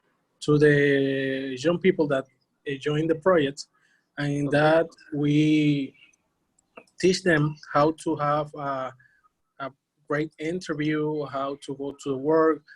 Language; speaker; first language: English; non-native, learner; Spanish